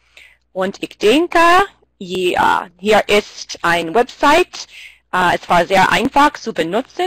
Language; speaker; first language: German; non-native, fluent; English